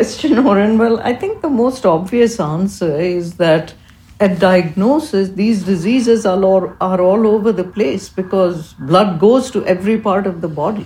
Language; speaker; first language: English; non-native, local second language; Urdu